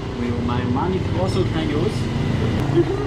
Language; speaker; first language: English; non-native, learner; Chinese